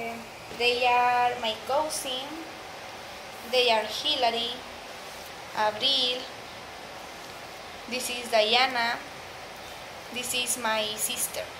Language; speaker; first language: English; non-native, learner; Spanish